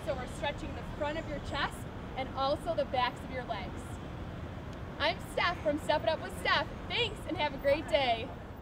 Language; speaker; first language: English; native; English